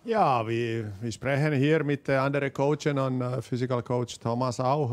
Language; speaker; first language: German; non-native, learner; Finnish